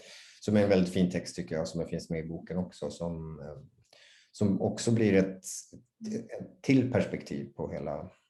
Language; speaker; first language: Swedish; native; Swedish